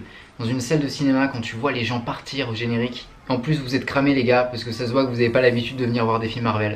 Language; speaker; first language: French; native; French